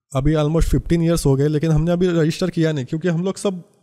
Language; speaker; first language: Hindi; non-native, local second language; Marathi